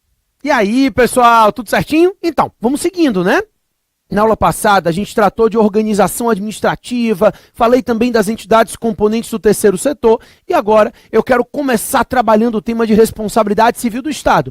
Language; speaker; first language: Portuguese; native; Portuguese